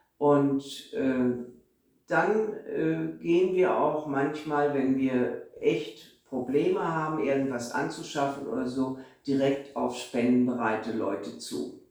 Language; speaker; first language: German; native; German